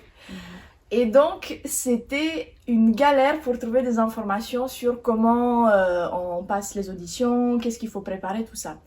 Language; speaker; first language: French; native; French